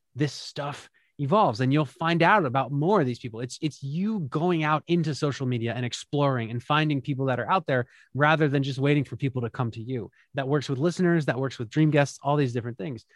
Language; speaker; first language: English; native; English